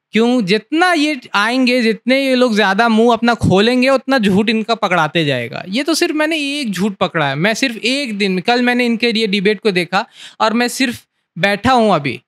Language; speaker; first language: Hindi; native; Hindi